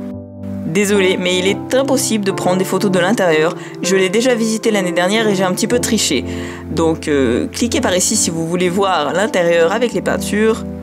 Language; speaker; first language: French; native; French